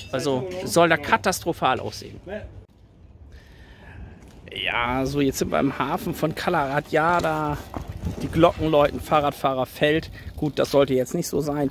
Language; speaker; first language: German; native; German